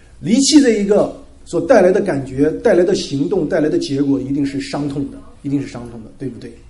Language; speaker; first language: Chinese; native; Chinese